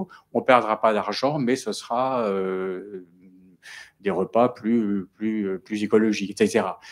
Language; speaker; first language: French; native; French